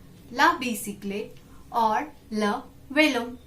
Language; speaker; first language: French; non-native, learner; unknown